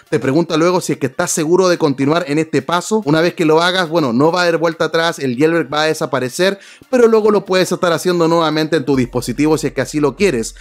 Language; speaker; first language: Spanish; native; Spanish